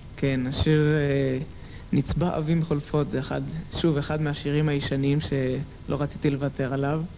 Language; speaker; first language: Hebrew; native; Hebrew